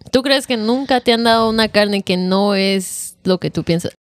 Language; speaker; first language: Spanish; early bilingual, heritage; Spanish